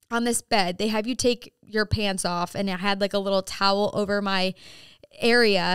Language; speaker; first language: English; native; English